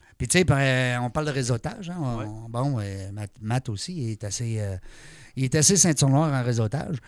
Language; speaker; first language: French; native; French